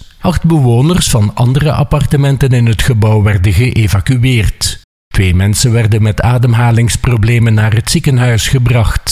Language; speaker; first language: Dutch; native; Dutch